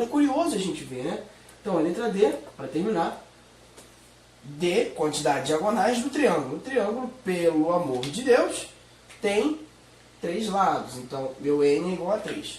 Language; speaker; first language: Portuguese; native; Portuguese